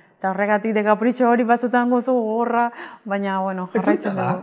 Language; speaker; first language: Basque; non-native, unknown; Spanish